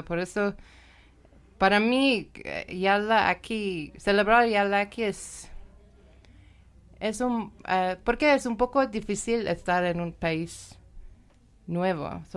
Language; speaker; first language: Spanish; non-native, fluent; Persian